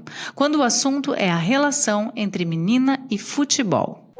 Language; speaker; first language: Portuguese; native; Portuguese